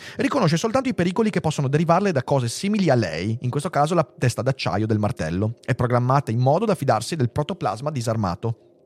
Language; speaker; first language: Italian; native; Italian